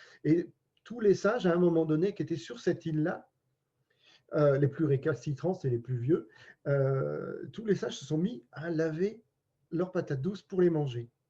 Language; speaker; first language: French; native; French